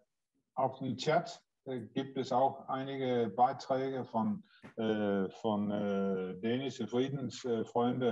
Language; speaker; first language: German; non-native, learner; Danish